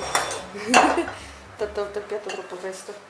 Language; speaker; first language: Italian; native; Italian